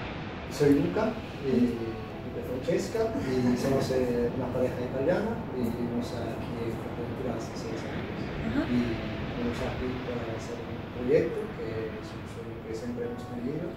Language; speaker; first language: Spanish; non-native, learner; Italian